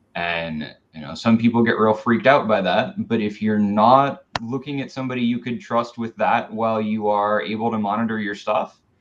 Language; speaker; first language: English; native; English